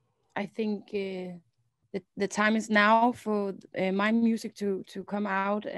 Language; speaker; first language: English; non-native, learner; Danish